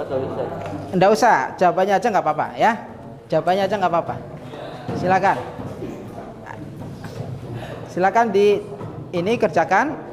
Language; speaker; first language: Indonesian; native; Indonesian